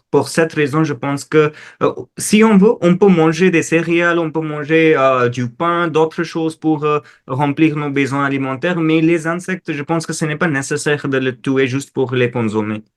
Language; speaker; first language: French; non-native, fluent; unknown